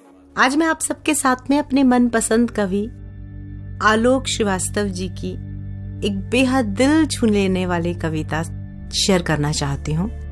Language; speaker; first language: Hindi; native; Hindi